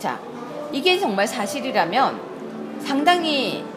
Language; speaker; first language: Korean; native; Korean